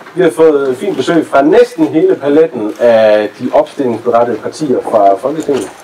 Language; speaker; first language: Danish; native; Danish